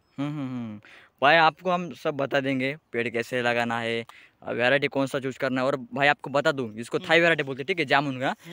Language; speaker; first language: Hindi; non-native, local second language; Marathi